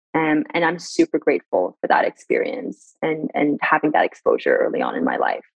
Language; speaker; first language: English; early bilingual, other home language; Persian